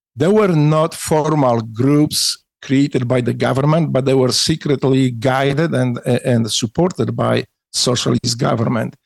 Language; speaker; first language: English; non-native, fluent; Polish